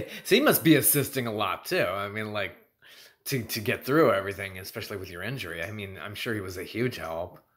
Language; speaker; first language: English; native; English